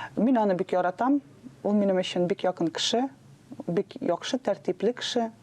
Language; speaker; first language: Tatar; non-native, local second language; Russian